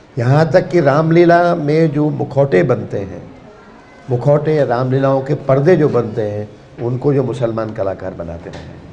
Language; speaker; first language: Hindi; native; Hindi